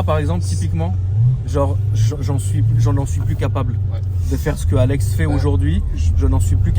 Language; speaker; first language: French; native; French